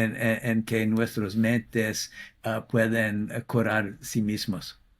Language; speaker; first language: Spanish; non-native, fluent; English